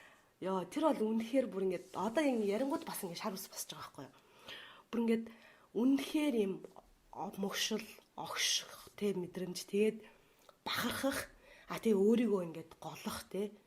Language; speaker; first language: Mongolian; native; Mongolian